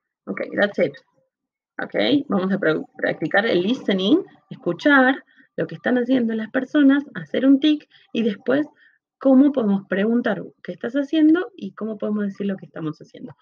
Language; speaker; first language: Spanish; native; Spanish